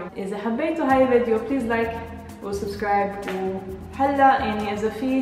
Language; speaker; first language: Arabic; non-native, learner; English